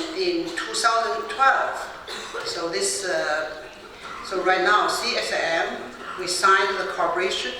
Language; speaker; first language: English; non-native, fluent; Chinese